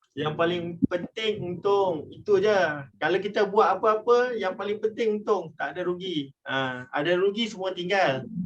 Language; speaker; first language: Malay; native; Malay